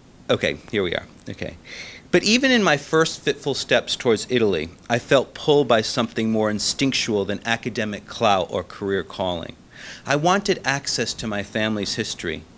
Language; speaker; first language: English; early bilingual, other home language; Italian